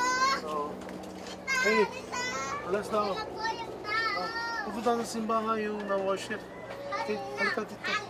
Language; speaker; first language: Filipino; non-native, learner; Korean